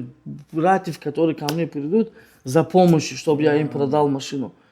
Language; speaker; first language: Russian; non-native, local second language; Tajik